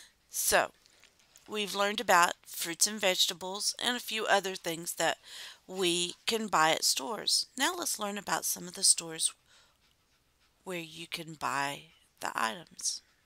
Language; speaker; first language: English; native; English